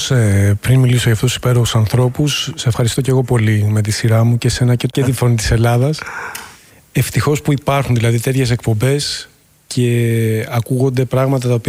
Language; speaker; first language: Greek; native; Greek